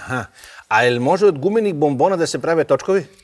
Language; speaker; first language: Serbian; native; Serbian